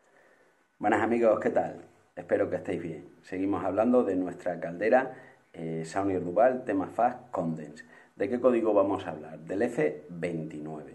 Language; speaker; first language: Spanish; native; Spanish